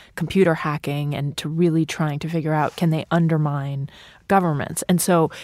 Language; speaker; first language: English; early bilingual, other home language; Ukrainian